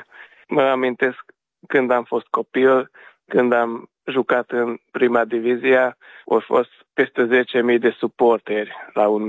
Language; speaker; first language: Romanian; early bilingual, heritage; Romanian